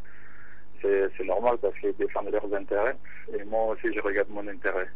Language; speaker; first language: French; non-native, local second language; Bambara